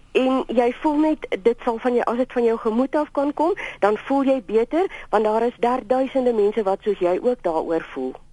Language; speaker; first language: Afrikaans; native; Afrikaans